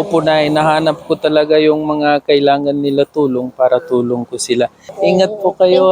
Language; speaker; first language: Filipino; non-native, learner; Urdu